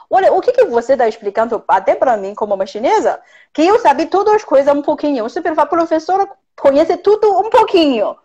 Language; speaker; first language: Portuguese; non-native, fluent; Chinese